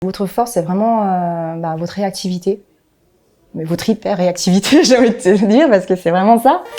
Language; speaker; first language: French; native; French